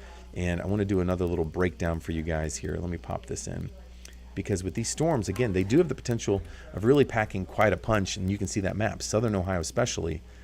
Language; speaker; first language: English; native; English